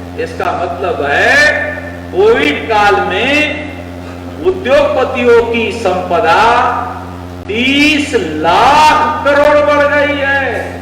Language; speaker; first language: Hindi; non-native, local second language; Marathi